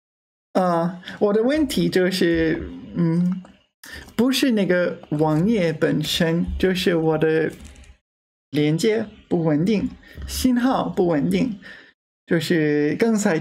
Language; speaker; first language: Chinese; non-native, learner; English